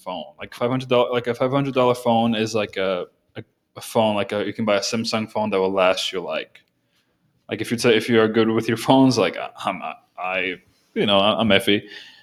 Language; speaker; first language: English; non-native, fluent; Portuguese